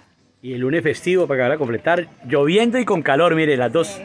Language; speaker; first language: Spanish; native; Spanish